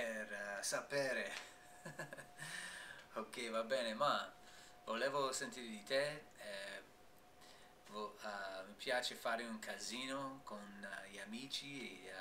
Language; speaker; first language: Italian; non-native, learner; English